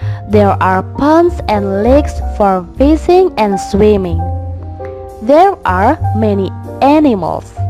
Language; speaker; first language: English; non-native, fluent; Indonesian